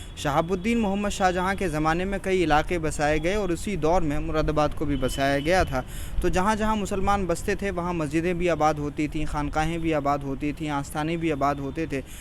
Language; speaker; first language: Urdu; native; Urdu